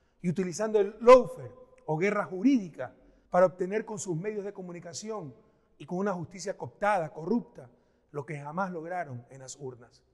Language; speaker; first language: Spanish; native; Spanish